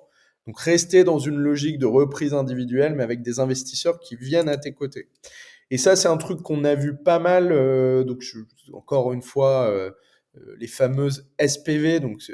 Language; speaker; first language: French; native; French